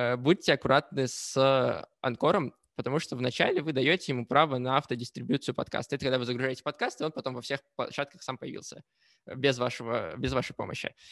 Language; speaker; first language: Russian; native; Russian